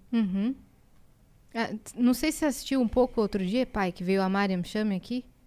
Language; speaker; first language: Portuguese; native; Portuguese